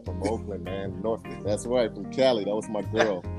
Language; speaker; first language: English; native; English